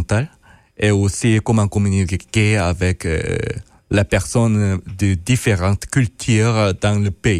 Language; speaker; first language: French; non-native, fluent; Korean